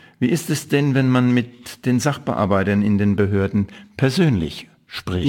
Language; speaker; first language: German; native; German